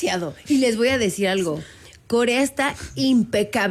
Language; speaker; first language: Spanish; native; Spanish